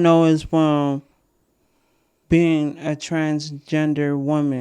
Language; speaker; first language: English; native; English